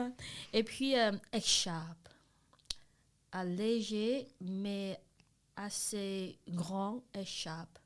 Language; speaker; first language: French; non-native, learner; Chinese